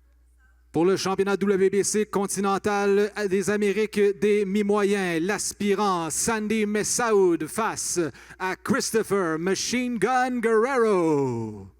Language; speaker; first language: French; native; French